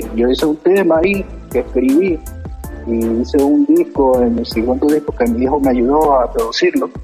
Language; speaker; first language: Spanish; native; Spanish